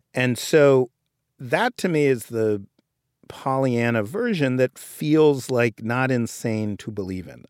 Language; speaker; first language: English; native; English